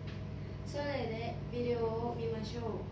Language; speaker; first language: Japanese; non-native, learner; Thai